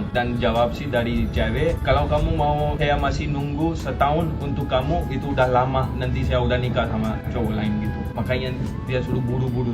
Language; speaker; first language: Indonesian; non-native, fluent; Hindi